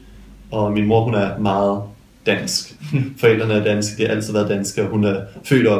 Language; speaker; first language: Danish; non-native, local second language; English